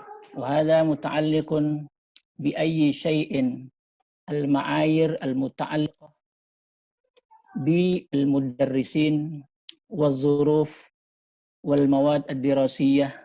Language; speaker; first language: Arabic; non-native, fluent; Indonesian